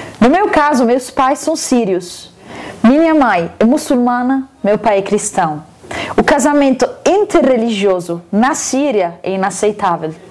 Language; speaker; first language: Portuguese; non-native, fluent; Arabic